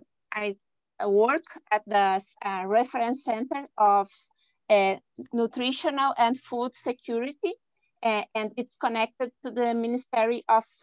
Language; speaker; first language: English; non-native, learner; Portuguese